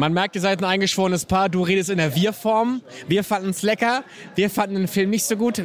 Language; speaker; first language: German; native; German